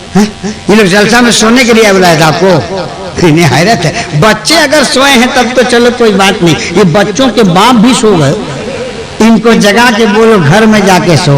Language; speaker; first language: Hindi; non-native, local second language; Bhojpuri